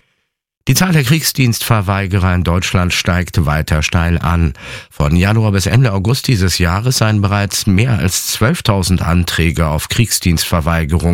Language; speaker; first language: German; native; German